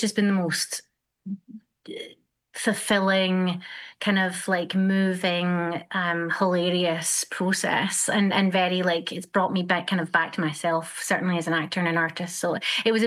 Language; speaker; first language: English; native; English